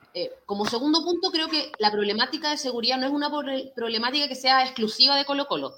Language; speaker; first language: Spanish; native; Spanish